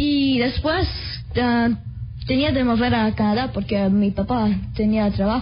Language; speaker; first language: Spanish; early bilingual, heritage; Spanish